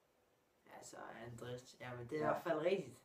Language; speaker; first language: Danish; native; Danish